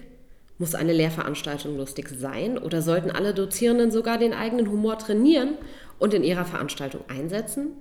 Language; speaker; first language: German; native; German